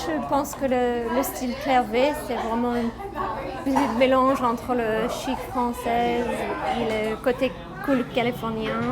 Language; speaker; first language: French; non-native, fluent; English